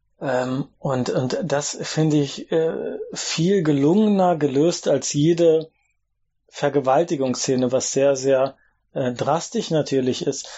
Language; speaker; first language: German; native; German